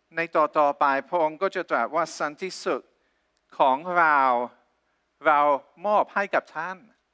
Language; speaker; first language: Thai; non-native, fluent; English